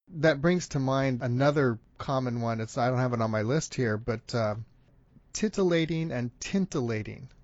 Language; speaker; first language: English; native; English